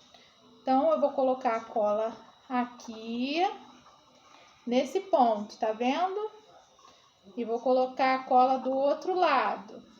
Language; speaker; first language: Portuguese; native; Portuguese